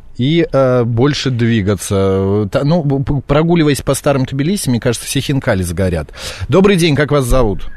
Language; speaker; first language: Russian; native; Russian